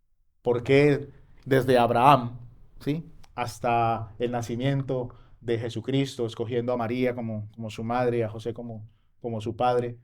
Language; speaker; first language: Spanish; native; Spanish